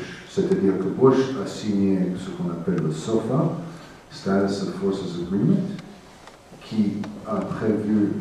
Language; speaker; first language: French; non-native, fluent; English